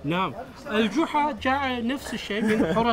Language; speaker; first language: Arabic; non-native, fluent; Turkish